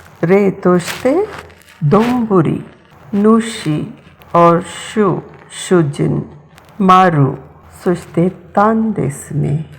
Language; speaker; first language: Japanese; non-native, fluent; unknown